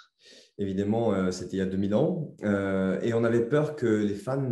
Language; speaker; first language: French; native; French